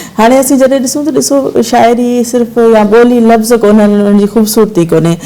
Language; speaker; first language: Sindhi; native; Sindhi